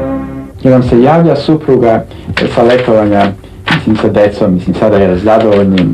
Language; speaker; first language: Bosnian; native; Bosnian